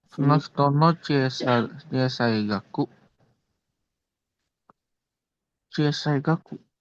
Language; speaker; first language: Japanese; non-native, learner; Indonesian